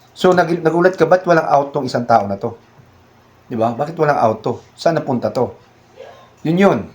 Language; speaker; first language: Filipino; native; Filipino